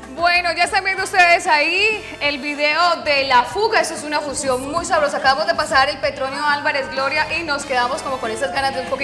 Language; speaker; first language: Spanish; native; Spanish